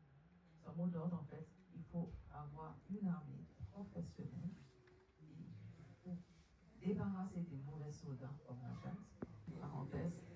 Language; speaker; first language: French; non-native, fluent; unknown